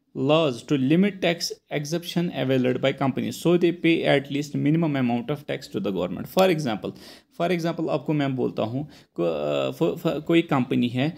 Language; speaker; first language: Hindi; non-native, local second language; Kashmiri